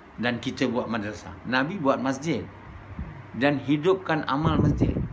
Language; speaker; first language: Malay; native; Malay